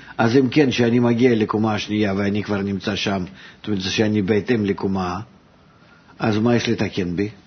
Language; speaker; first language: Hebrew; non-native, fluent; Russian